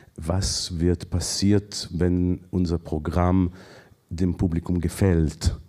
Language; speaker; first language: German; non-native, fluent; Hebrew